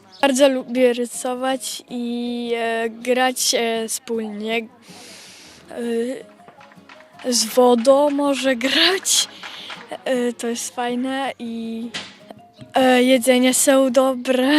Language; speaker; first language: Polish; early bilingual, heritage; Polish